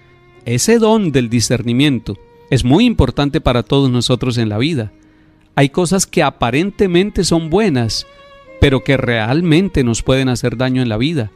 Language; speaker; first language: Spanish; native; Spanish